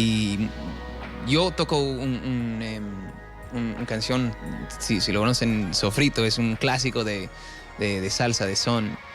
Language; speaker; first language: Spanish; early bilingual, heritage; Spanish